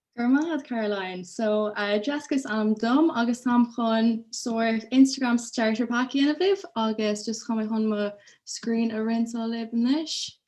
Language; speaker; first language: Irish; native; Irish